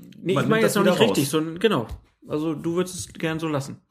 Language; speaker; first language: German; native; German